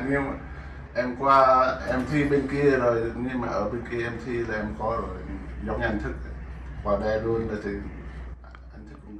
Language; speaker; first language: Vietnamese; non-native, local second language; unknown